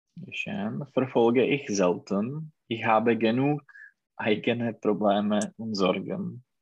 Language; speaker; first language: German; non-native, learner; Czech